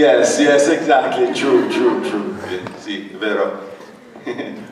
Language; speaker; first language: Spanish; non-native, learner; English